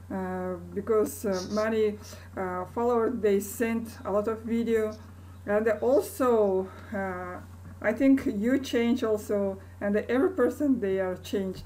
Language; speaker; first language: English; non-native, learner; Kazakh